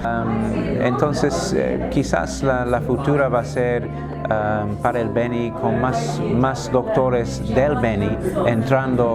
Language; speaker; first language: Spanish; non-native, fluent; English